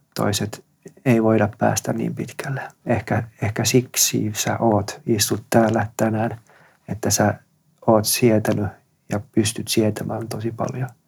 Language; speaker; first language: Finnish; non-native, local second language; Swedish